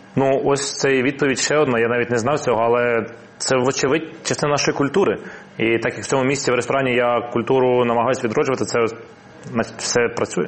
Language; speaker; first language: Ukrainian; non-native, local second language; Russian